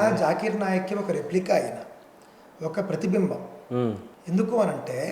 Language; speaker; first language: Telugu; native; Telugu